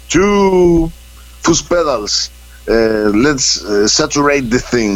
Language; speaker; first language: English; non-native, fluent; Spanish